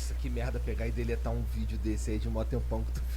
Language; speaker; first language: Portuguese; native; Portuguese